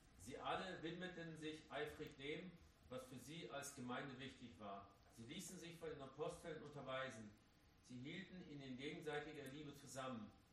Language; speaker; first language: German; native; German